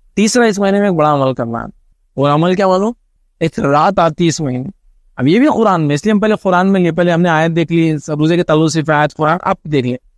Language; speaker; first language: Urdu; native; Urdu